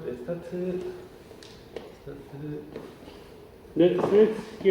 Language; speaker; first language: Korean; native; Korean